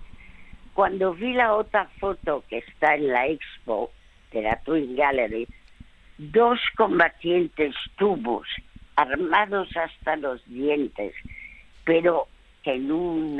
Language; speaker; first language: Spanish; early bilingual, other home language; French